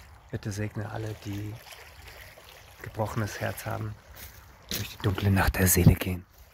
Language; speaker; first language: German; native; German